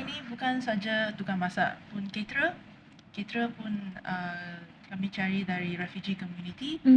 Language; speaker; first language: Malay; non-native, local second language; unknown